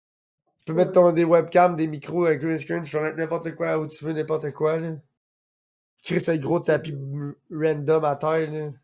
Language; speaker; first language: French; native; French